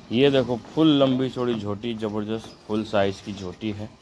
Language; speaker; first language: Hindi; native; Hindi